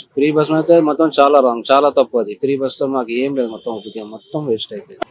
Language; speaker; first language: Telugu; native; Telugu